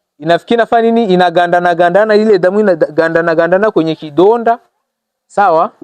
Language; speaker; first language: Swahili; non-native, local second language; Rundi